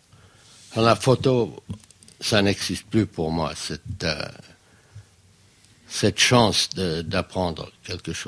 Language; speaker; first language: French; non-native, fluent; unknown